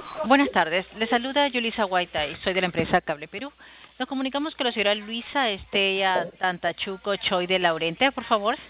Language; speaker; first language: Spanish; native; Spanish